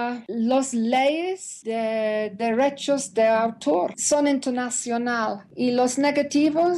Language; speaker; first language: Spanish; non-native, learner; English